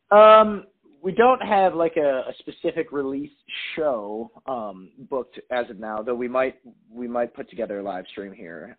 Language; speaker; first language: English; native; English